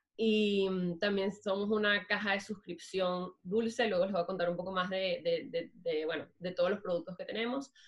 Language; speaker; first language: Spanish; native; Spanish